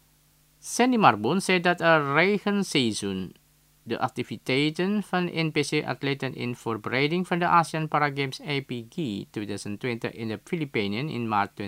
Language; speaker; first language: Dutch; non-native, fluent; Indonesian